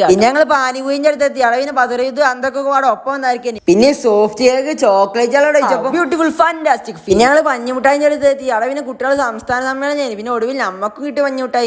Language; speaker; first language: Malayalam; native; Malayalam